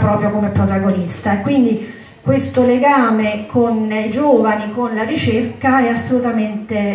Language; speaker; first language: Italian; native; Italian